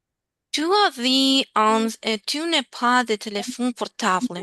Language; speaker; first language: French; non-native, learner; Spanish